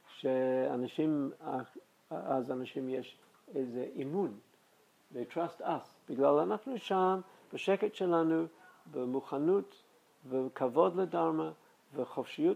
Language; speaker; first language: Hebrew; non-native, fluent; English